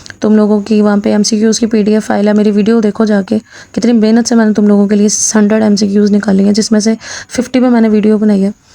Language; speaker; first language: Urdu; non-native, local second language; Punjabi